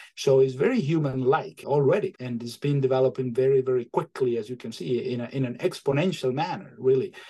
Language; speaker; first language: English; non-native, fluent; Spanish